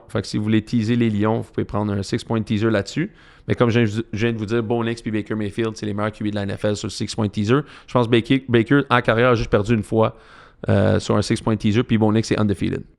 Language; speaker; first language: French; native; French